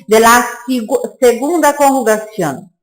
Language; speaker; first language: Spanish; non-native, fluent; Portuguese